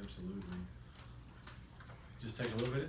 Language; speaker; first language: English; native; English